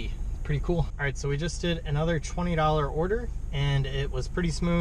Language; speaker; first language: English; native; English